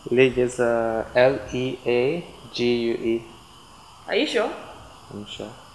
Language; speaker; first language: English; non-native, local second language; Igbo